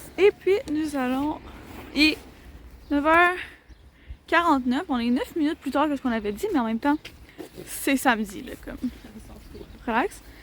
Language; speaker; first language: French; native; French